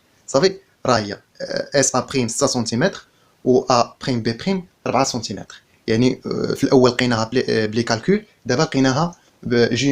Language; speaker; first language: Arabic; native; Arabic